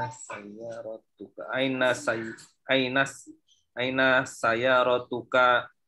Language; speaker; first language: Arabic; non-native, learner; Indonesian